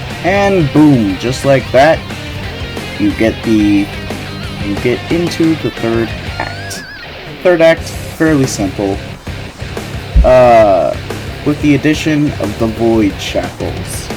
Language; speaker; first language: English; native; English